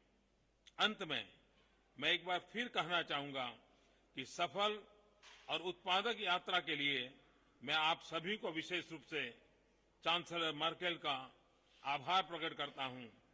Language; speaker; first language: Hindi; non-native, local second language; Gujarati